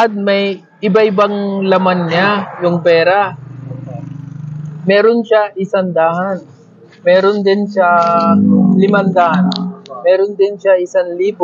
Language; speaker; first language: Filipino; non-native, learner; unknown